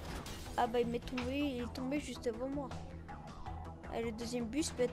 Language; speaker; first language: French; native; French